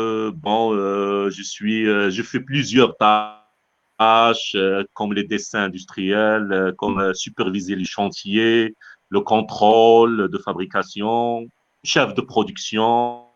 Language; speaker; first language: French; non-native, local second language; Arabic